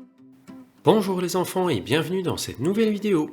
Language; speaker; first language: French; native; French